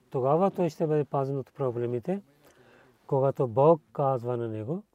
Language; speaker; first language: Bulgarian; non-native, learner; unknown